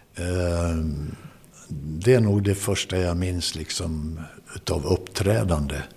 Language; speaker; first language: Swedish; native; Swedish